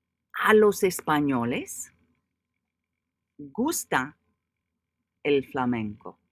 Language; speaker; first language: Spanish; non-native, fluent; English